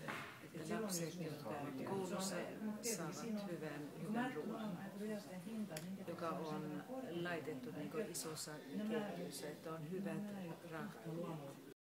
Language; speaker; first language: Finnish; early bilingual, heritage; Finnish